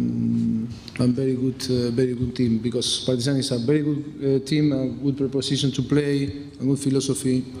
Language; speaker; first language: English; non-native, fluent; Spanish